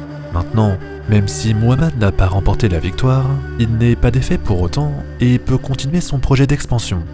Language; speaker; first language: French; native; French